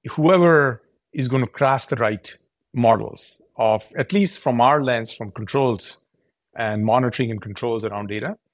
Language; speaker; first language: English; non-native, local second language; Urdu